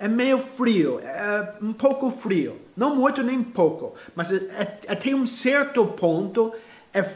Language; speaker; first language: Portuguese; non-native, fluent; English